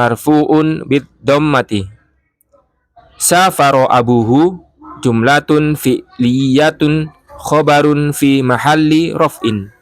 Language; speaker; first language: Arabic; non-native, learner; Indonesian